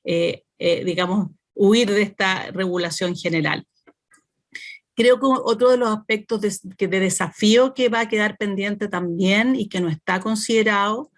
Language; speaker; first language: Spanish; native; Spanish